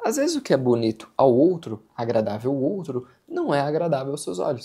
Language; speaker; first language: Portuguese; native; Portuguese